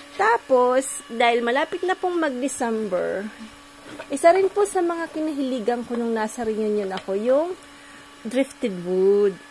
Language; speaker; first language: Filipino; native; Filipino